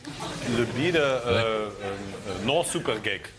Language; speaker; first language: French; non-native, learner; German